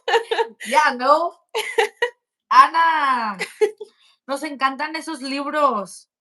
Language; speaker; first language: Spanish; non-native, learner; English